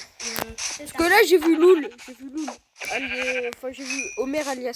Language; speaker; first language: French; native; French